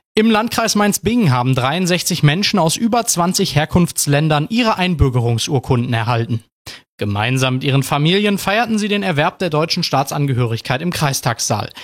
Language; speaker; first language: German; native; German